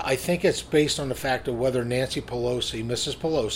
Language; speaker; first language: English; native; English